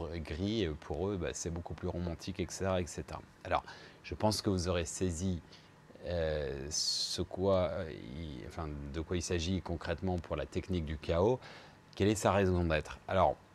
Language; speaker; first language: French; native; French